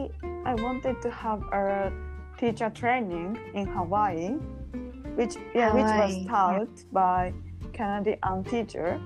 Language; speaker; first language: English; non-native, learner; Japanese